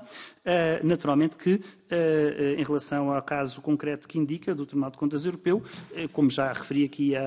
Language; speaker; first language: Portuguese; native; Portuguese